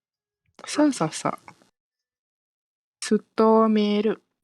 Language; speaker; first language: Japanese; non-native, fluent; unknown